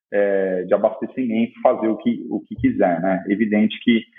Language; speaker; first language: Portuguese; native; Portuguese